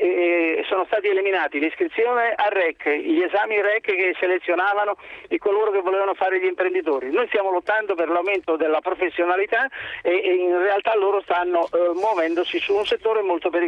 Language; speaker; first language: Italian; native; Italian